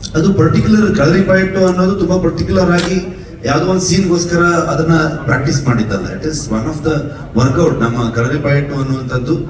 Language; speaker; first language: Kannada; native; Kannada